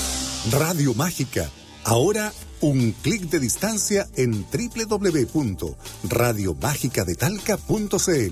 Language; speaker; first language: Spanish; native; Spanish